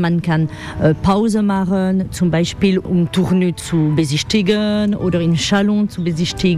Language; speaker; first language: German; non-native, learner; French